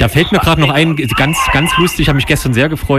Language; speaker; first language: German; native; German